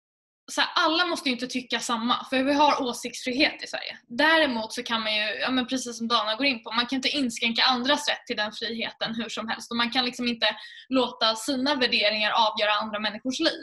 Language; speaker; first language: Swedish; native; Swedish